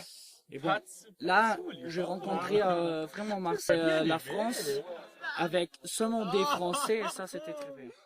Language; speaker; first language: French; non-native, fluent; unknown